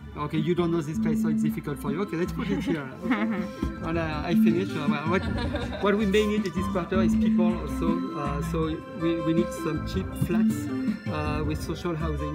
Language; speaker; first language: English; non-native, fluent; French